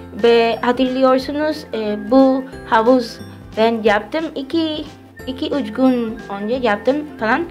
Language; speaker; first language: Turkish; early bilingual, heritage; Turkish